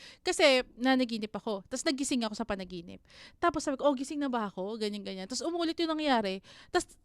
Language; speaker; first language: Filipino; native; Filipino